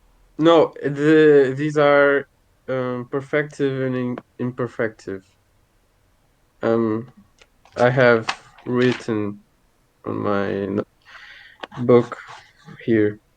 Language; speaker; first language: English; non-native, fluent; Portuguese